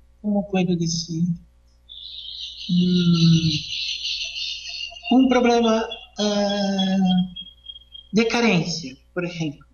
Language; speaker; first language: Spanish; non-native, fluent; Portuguese